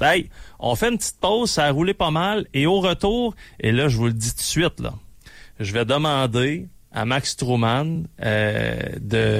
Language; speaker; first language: French; native; French